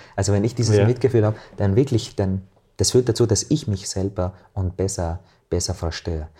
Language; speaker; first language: German; non-native, fluent; Arabic